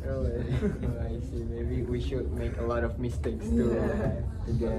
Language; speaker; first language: English; non-native, local second language; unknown